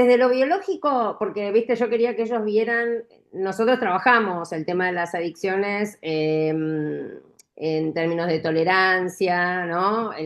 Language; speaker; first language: Spanish; native; Spanish